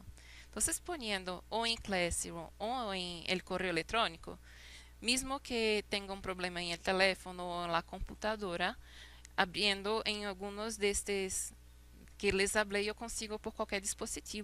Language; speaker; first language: Spanish; non-native, fluent; Portuguese